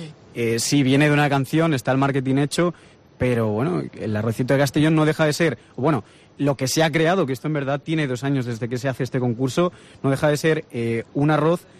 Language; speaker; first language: Spanish; native; Spanish